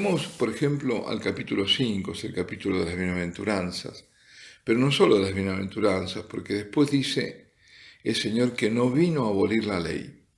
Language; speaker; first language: Spanish; native; Spanish